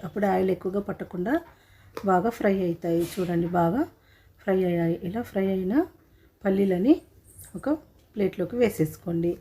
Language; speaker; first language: Telugu; native; Telugu